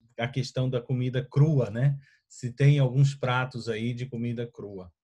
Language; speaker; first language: Portuguese; native; Portuguese